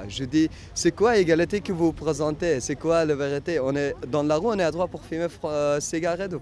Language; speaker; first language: French; non-native, learner; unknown